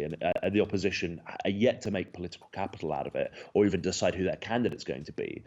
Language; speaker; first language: English; native; English